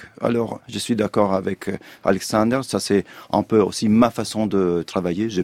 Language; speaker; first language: French; non-native, fluent; Italian